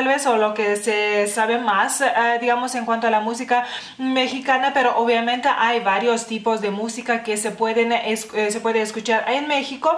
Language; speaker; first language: Spanish; non-native, fluent; Lithuanian